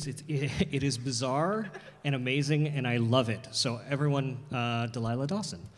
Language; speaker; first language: English; native; English